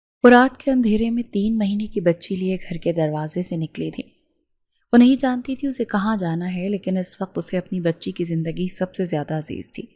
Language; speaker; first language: Urdu; native; Urdu